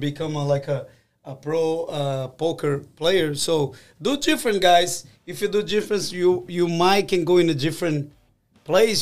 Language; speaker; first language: English; non-native, fluent; Portuguese